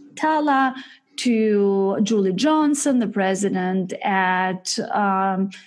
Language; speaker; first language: English; early bilingual, other home language; Albanian